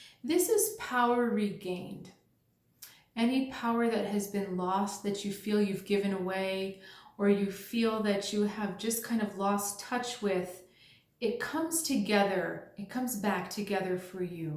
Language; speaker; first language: English; native; English